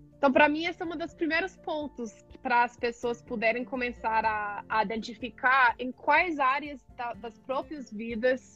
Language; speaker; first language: Portuguese; non-native, fluent; English